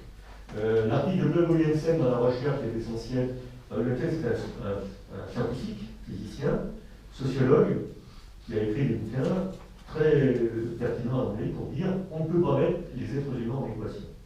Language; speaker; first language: French; native; French